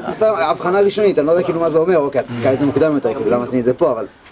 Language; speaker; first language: Hebrew; native; Hebrew